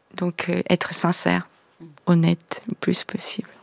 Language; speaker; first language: French; non-native, fluent; Korean